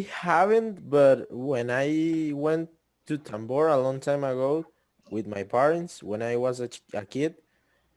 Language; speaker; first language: English; non-native, fluent; Spanish